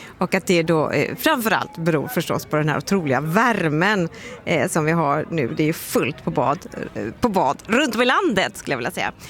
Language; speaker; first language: Swedish; native; Swedish